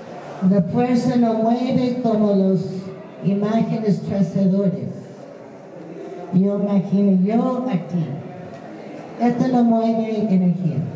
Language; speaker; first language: Spanish; non-native, fluent; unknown